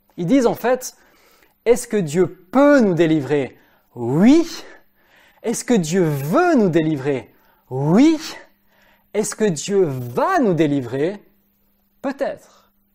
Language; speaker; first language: French; native; French